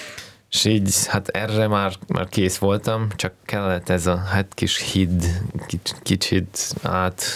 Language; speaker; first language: Hungarian; non-native, learner; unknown